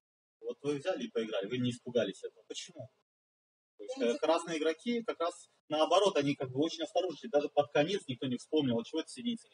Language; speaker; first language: Russian; native; Russian